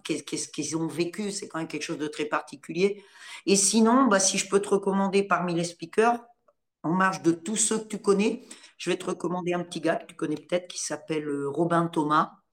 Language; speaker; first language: French; native; French